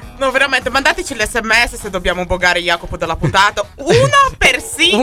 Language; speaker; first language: Italian; native; Italian